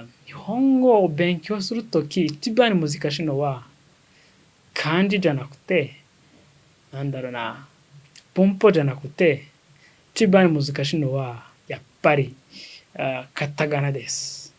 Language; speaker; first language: Japanese; non-native, learner; Kinyarwanda